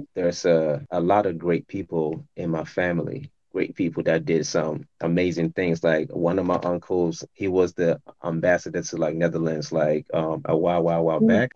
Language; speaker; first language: English; non-native, local second language; Akan